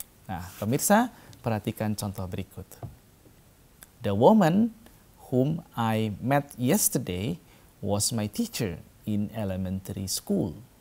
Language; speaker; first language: English; non-native, fluent; Indonesian